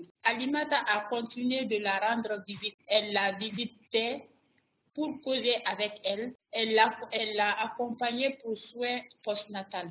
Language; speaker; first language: French; non-native, local second language; Bambara